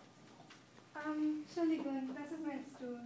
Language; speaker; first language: German; non-native, learner; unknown